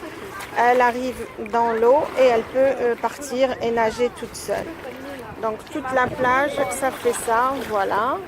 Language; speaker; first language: French; native; French